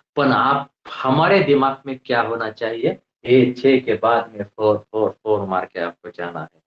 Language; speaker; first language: Hindi; non-native, local second language; Marathi